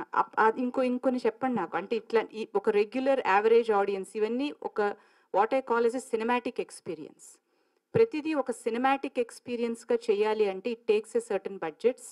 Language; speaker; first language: Telugu; native; Telugu